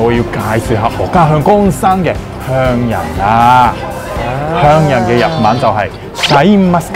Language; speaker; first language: Chinese; non-native, fluent; Japanese